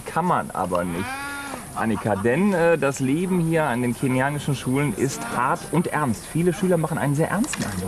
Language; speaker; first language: German; native; German